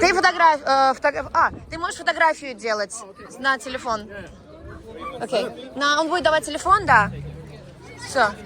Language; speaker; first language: Russian; native; Russian